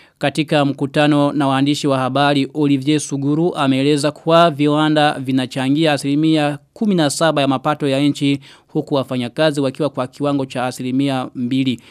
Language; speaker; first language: Swahili; non-native, local second language; Rundi